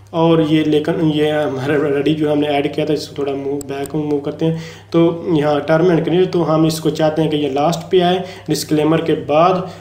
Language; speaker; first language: Urdu; non-native, local second language; Punjabi